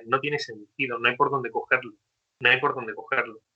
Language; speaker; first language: Spanish; native; Spanish